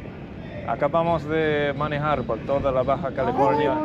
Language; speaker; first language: Spanish; non-native, fluent; English